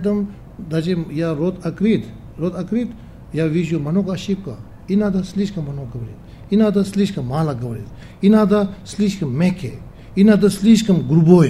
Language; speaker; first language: Russian; non-native, learner; Tibetan